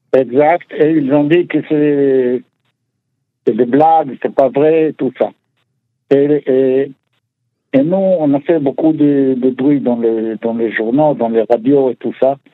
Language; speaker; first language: French; non-native, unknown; Hebrew